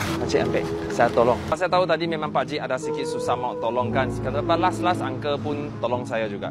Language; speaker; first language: Malay; non-native, local second language; Chinese